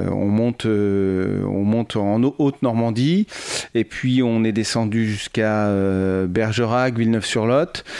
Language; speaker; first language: French; native; French